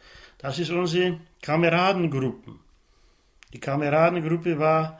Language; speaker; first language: German; non-native, local second language; Polish